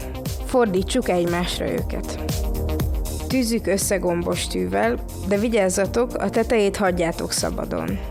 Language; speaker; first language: Hungarian; native; Hungarian